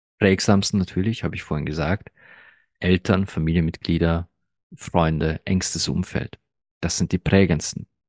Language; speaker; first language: German; early bilingual, other home language; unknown